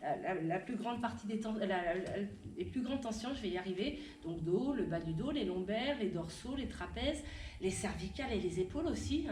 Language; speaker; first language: French; native; French